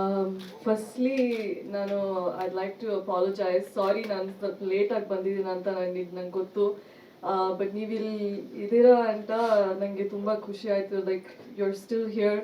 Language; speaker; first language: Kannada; early bilingual, heritage; Kannada